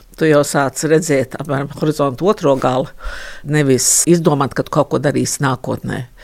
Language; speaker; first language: Latvian; early bilingual, heritage; Latvian